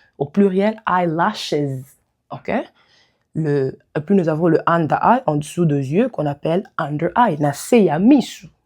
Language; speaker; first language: French; non-native, local second language; Lingala